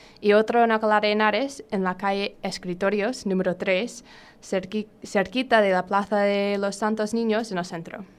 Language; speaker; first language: Spanish; non-native, fluent; English